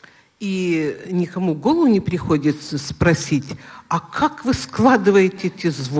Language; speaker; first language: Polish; non-native, learner; Russian